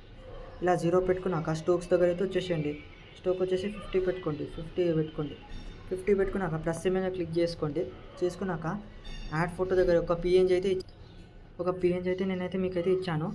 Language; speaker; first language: Telugu; native; Telugu